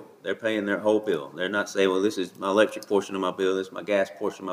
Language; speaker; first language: English; native; English